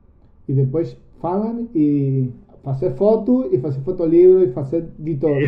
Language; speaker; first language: Portuguese; non-native, learner; Spanish